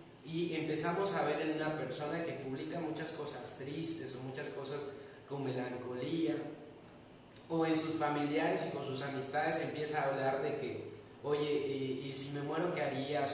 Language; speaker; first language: Spanish; native; Spanish